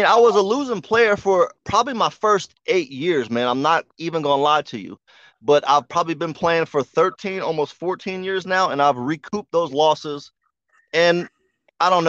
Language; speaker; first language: English; native; English